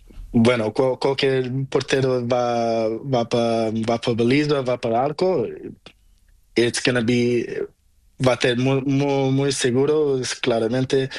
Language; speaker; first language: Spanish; non-native, learner; Portuguese